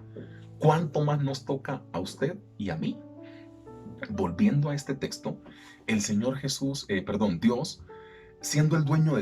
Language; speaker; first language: Spanish; native; Spanish